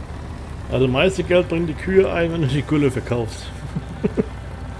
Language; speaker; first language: German; native; German